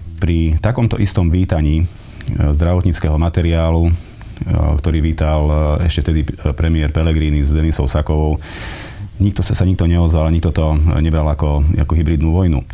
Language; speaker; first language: Slovak; non-native, local second language; Hungarian